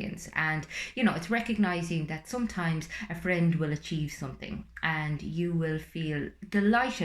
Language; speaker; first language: English; native; English